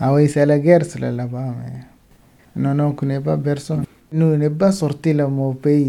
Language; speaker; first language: French; non-native, learner; Arabic